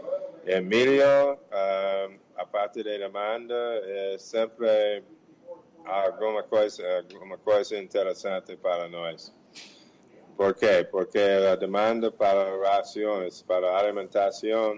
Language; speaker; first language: Portuguese; non-native, fluent; English